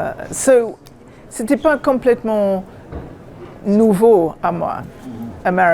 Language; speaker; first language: French; non-native, learner; English